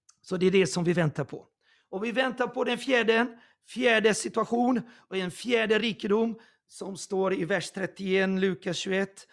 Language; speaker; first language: Swedish; non-native, fluent; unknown